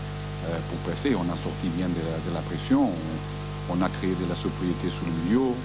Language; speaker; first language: French; non-native, learner; Portuguese